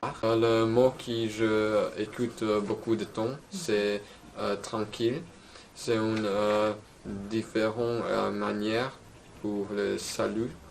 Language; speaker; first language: French; non-native, learner; Croatian